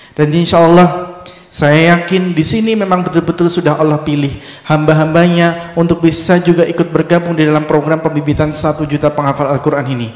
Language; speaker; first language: Indonesian; native; Indonesian